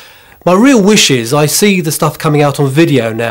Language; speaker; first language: English; native; English